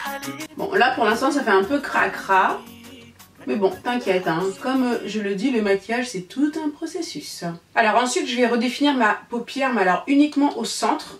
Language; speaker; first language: French; native; French